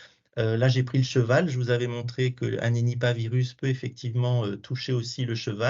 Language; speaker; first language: French; native; French